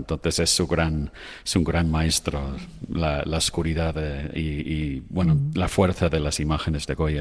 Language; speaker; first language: Spanish; non-native, fluent; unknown